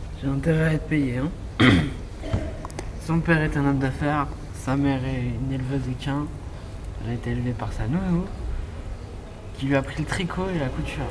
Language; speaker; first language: French; native; French